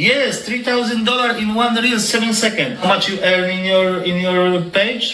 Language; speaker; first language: English; non-native, learner; Polish